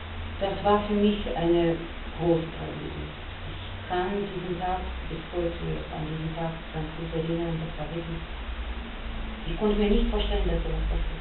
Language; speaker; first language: German; non-native, fluent; Russian